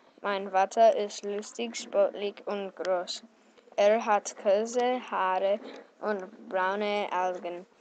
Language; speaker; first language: German; non-native, learner; English